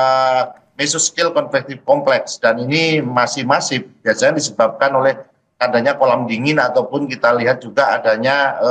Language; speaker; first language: Indonesian; native; Indonesian